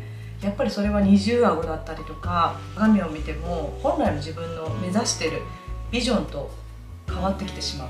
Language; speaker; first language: Japanese; native; Japanese